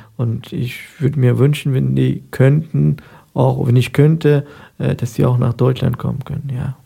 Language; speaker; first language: German; non-native, fluent; Persian